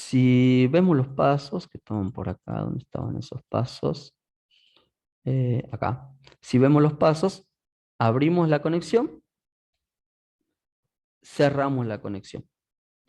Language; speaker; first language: Spanish; native; Spanish